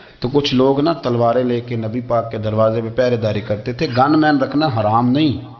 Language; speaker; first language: Urdu; non-native, local second language; Punjabi